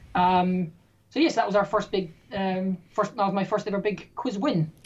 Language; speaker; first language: English; native; English